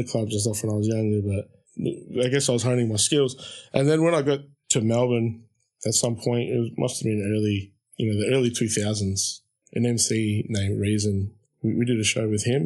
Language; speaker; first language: English; native; English